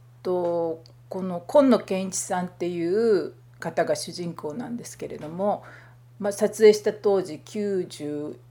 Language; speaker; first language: Japanese; native; Japanese